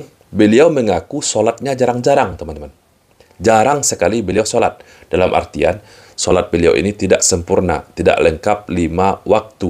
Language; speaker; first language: Indonesian; native; Indonesian